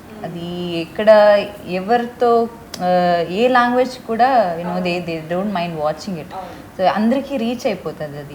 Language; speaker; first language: Telugu; non-native, learner; Tamil